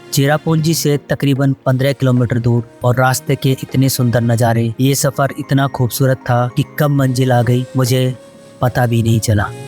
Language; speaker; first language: Hindi; native; Hindi